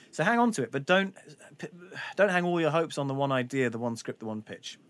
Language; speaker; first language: English; native; English